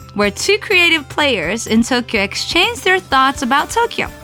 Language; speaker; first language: English; non-native, fluent; Japanese